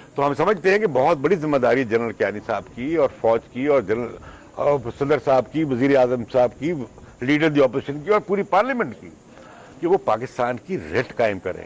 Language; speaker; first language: Urdu; non-native, local second language; Punjabi